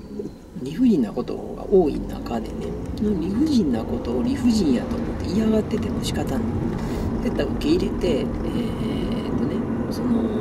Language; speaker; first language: Japanese; native; Japanese